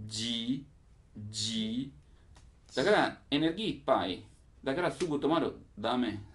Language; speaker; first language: Japanese; non-native, learner; Italian